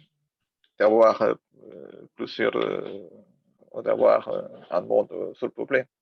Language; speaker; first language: French; non-native, learner; Spanish